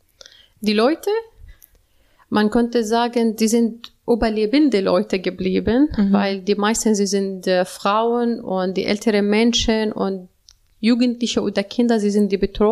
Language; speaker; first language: German; non-native, learner; Arabic